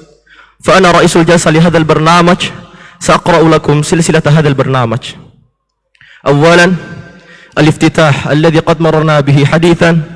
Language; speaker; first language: Arabic; non-native, fluent; Indonesian